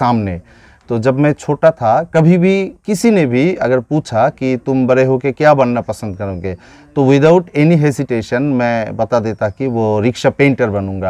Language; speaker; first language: Hindi; non-native, fluent; Bangla